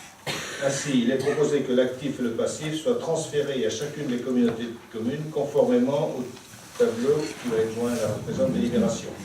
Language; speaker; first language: French; native; French